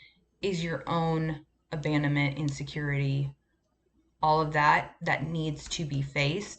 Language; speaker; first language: English; native; English